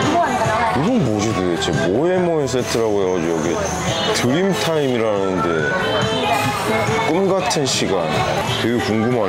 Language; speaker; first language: Korean; native; Korean